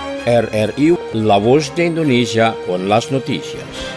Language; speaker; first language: Spanish; non-native, fluent; Indonesian